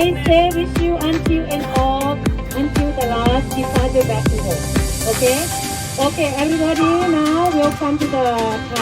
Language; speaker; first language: English; non-native, learner; Thai